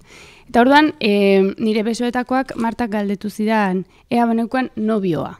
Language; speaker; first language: Basque; native; Basque